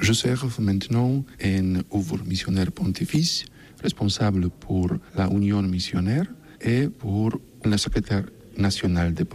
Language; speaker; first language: French; non-native, learner; Polish